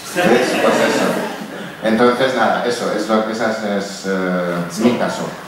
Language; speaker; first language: Spanish; non-native, fluent; German